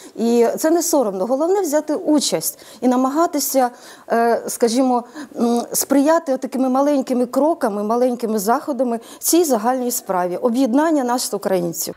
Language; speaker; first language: Ukrainian; native; Ukrainian